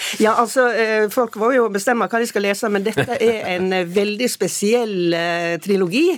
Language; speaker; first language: Norwegian; native; Norwegian